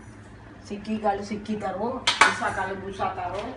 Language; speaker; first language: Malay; non-native, local second language; Tamil